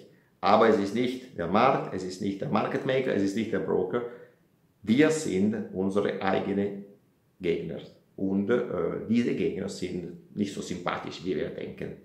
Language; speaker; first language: German; non-native, fluent; Italian